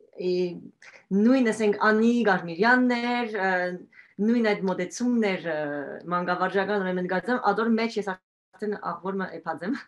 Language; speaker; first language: Armenian; early bilingual, heritage; Armenian